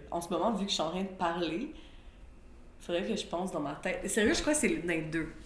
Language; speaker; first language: French; native; French